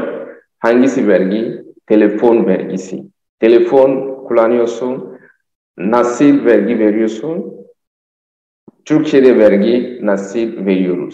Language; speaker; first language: Turkish; non-native, learner; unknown